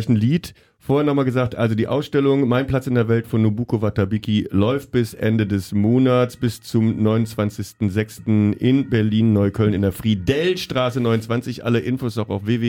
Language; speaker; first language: German; native; German